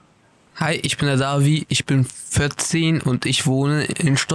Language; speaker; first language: German; early bilingual, other home language; Portuguese